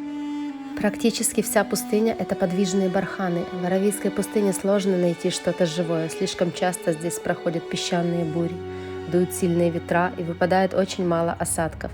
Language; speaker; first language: Russian; native; Russian